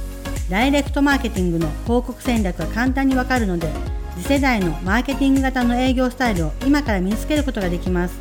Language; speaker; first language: Japanese; native; Japanese